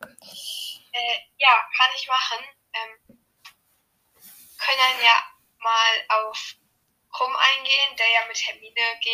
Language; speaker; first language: German; native; German